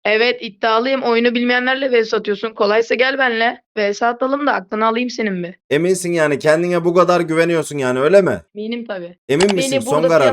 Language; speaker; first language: Turkish; native; Turkish